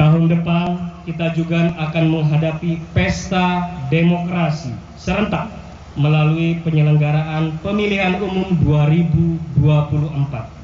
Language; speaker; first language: Indonesian; native; Indonesian